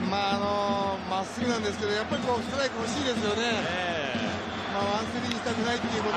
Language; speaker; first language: Japanese; native; Japanese